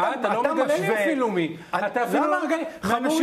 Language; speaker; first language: Hebrew; native; Hebrew